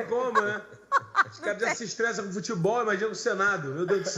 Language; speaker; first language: Portuguese; native; Portuguese